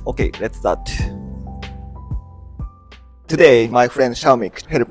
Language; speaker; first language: English; non-native, learner; Japanese